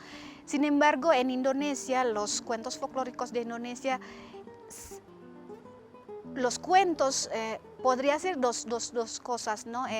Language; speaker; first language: Spanish; non-native, fluent; Indonesian